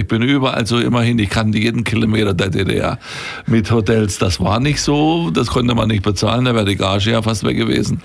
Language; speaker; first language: German; native; German